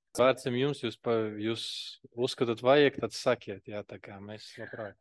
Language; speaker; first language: Latvian; non-native, local second language; Russian